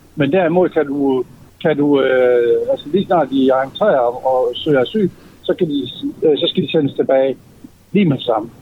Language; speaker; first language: Danish; native; Danish